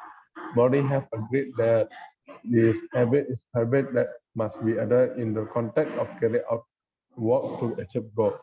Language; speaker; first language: English; non-native, learner; Indonesian